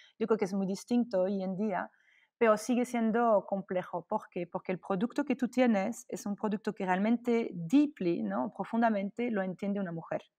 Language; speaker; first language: Spanish; non-native, fluent; French